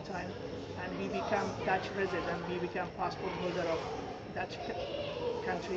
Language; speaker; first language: English; non-native, fluent; Persian